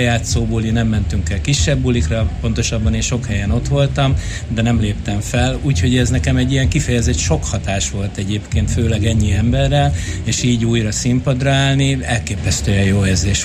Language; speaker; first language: Hungarian; native; Hungarian